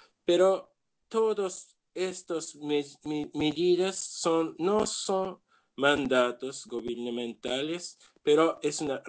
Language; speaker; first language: Spanish; non-native, learner; Japanese